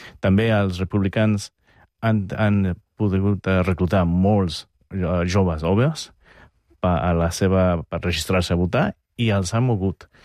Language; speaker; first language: Catalan; non-native, fluent; English